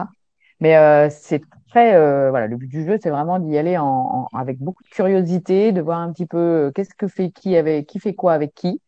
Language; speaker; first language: French; native; French